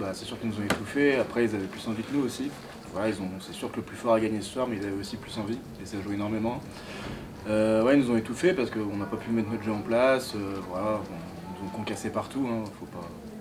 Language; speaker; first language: French; native; French